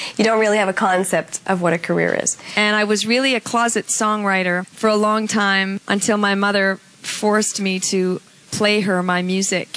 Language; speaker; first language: English; native; English